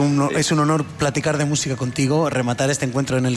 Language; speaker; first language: Spanish; native; Spanish